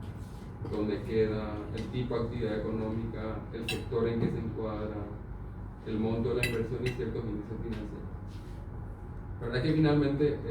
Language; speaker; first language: Spanish; native; Spanish